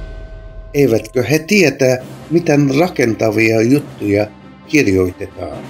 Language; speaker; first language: Finnish; non-native, fluent; Turkish